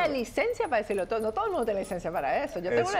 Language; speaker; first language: Spanish; native; Spanish